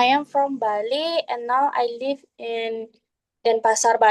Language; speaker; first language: English; non-native, learner; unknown